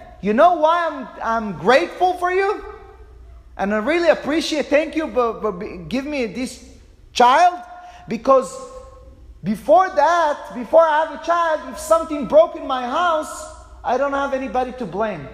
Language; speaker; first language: English; non-native, fluent; Hebrew